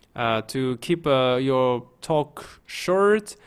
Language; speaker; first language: English; non-native, fluent; Russian